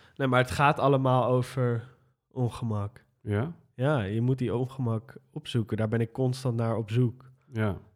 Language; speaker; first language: Dutch; native; Dutch